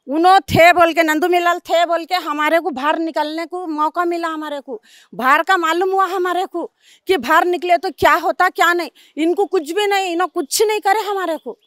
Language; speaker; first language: Hindi; native; Hindi